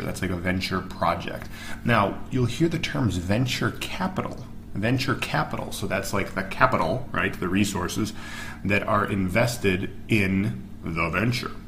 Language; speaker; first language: English; native; English